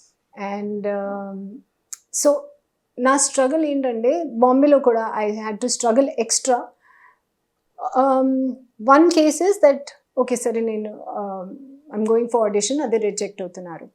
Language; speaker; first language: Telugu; non-native, learner; Hindi